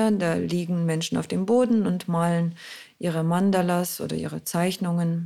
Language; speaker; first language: German; non-native, fluent; Russian